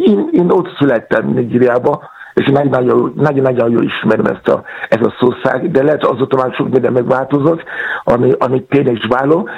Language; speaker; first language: Hungarian; non-native, learner; Yoruba